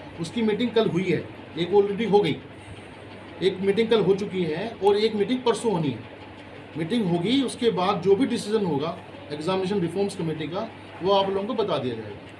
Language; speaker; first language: Hindi; native; Hindi